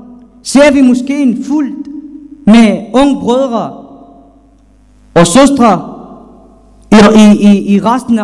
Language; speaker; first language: Danish; non-native, fluent; Arabic